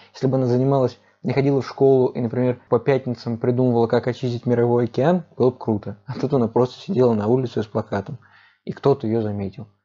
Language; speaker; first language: Russian; native; Russian